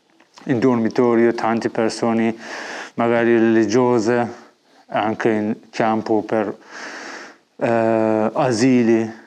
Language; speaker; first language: Italian; non-native, learner; Persian